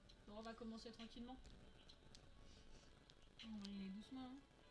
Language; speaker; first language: French; native; French